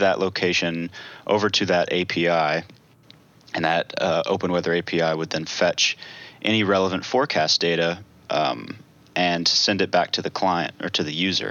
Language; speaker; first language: English; native; English